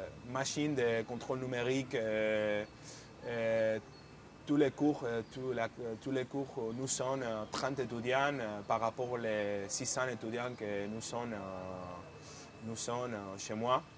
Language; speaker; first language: French; non-native, fluent; Spanish